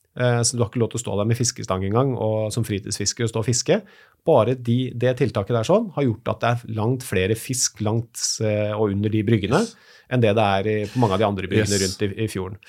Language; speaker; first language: Norwegian; native; Norwegian